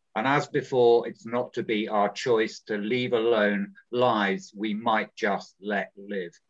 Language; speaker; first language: English; native; English